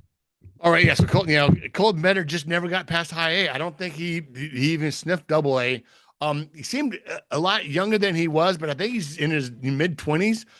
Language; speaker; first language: English; native; English